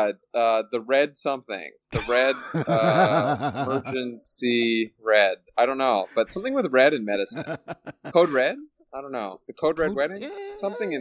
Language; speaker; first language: English; native; English